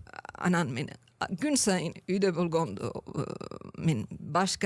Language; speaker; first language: Kyrgyz; non-native, learner; Italian